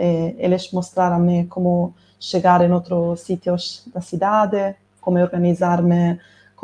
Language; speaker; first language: Portuguese; non-native, fluent; Italian